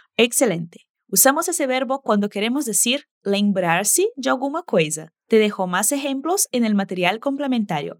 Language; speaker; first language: Spanish; non-native, fluent; Portuguese